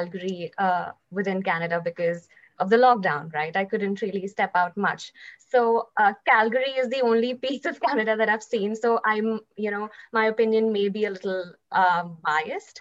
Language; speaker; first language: English; non-native, local second language; Hindi